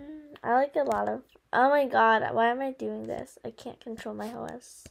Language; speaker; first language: English; native; English